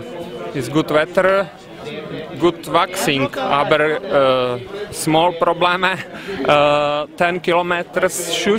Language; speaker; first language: English; non-native, learner; Czech